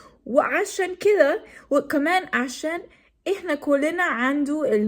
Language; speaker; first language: Arabic; non-native, learner; English